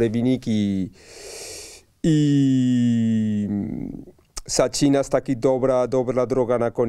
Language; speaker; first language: Polish; non-native, learner; Spanish